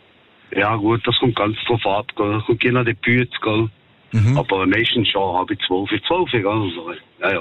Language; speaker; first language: German; native; German